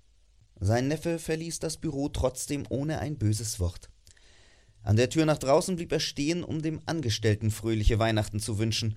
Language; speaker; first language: German; native; German